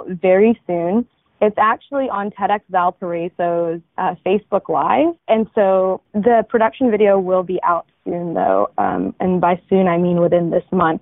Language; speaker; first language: English; early bilingual, other home language; Bangla